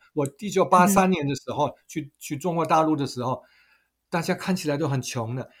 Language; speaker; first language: Chinese; non-native, fluent; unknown